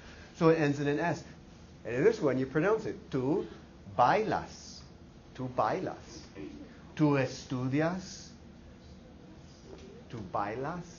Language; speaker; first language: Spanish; non-native, fluent; English